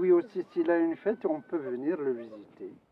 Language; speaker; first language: French; non-native, local second language; Arabic